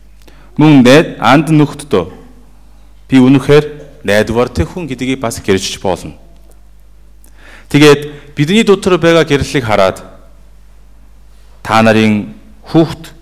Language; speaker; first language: Mongolian; non-native, fluent; Korean